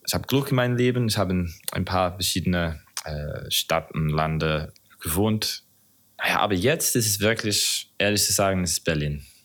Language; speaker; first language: German; non-native, learner; English